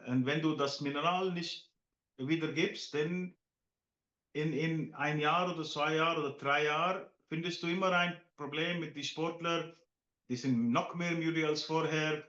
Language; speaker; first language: German; non-native, fluent; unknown